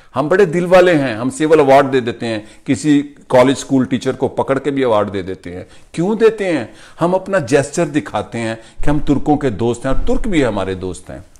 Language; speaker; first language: Urdu; non-native, local second language; Punjabi